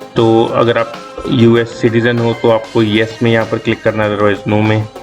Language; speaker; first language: Hindi; non-native, local second language; Punjabi